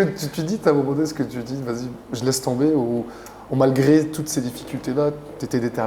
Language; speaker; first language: French; native; French